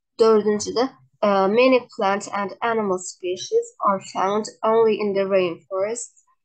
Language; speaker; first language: English; non-native, fluent; Azerbaijani